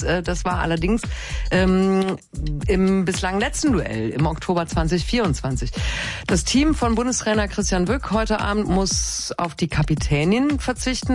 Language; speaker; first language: German; native; German